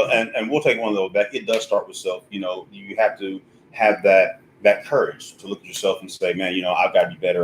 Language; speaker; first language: English; native; English